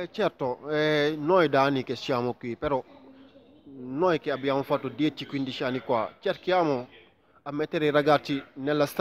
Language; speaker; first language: Italian; non-native, fluent; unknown